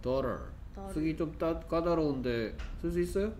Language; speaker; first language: Korean; native; Korean